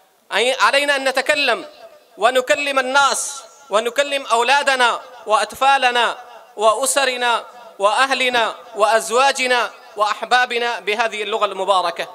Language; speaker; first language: Arabic; non-native, fluent; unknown